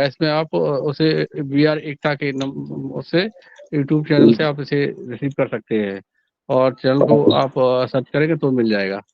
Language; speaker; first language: Hindi; native; Hindi